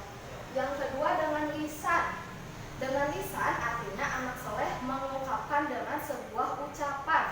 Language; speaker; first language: Indonesian; native; Indonesian